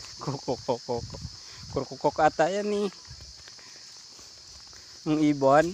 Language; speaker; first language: Filipino; native; Filipino